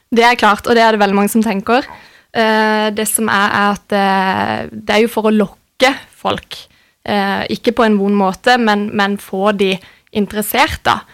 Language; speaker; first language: Norwegian; native; Norwegian